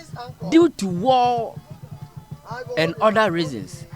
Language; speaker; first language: English; non-native, local second language; Akan